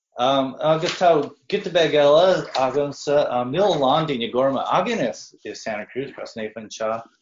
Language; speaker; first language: Irish; non-native, fluent; English